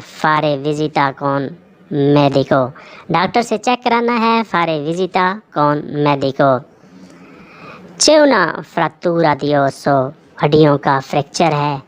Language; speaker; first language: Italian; non-native, fluent; Urdu